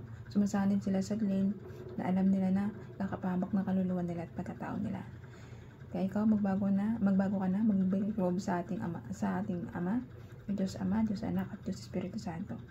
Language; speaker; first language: Filipino; native; Filipino